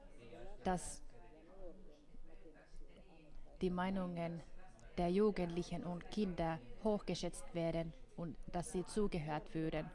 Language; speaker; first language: German; non-native, fluent; Finnish